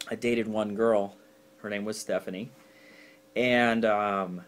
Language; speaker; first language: English; native; English